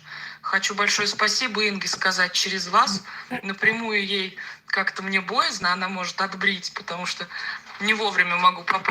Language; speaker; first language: Russian; native; Russian